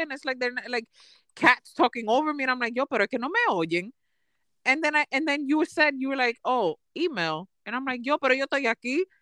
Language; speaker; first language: English; early bilingual, other home language; Spanish